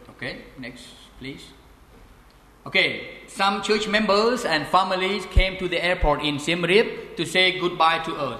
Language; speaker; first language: English; non-native, fluent; Khmer